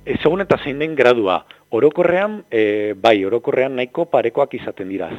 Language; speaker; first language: Basque; native; Basque